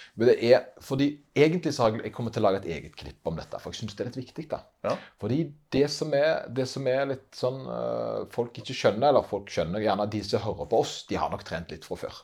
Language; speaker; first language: Norwegian; native; Norwegian